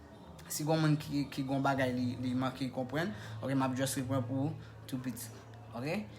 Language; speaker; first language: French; non-native, local second language; Haitian Creole